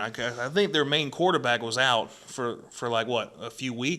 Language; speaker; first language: English; native; English